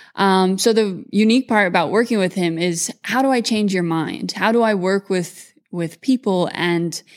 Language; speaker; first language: English; native; English